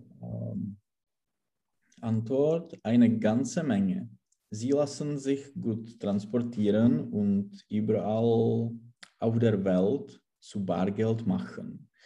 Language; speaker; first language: German; non-native, learner; Czech